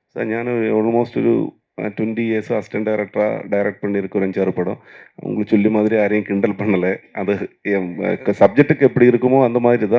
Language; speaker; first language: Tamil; non-native, learner; Malayalam